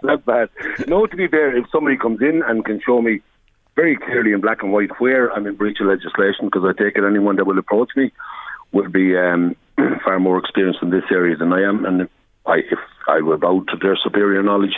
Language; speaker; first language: English; native; English